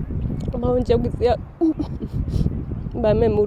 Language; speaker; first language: Basque; native; Basque